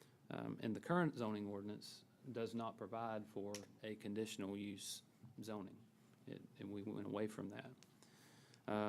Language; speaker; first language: English; native; English